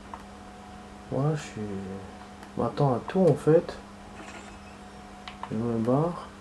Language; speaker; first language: French; native; French